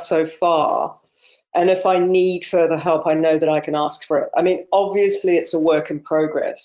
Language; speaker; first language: English; native; English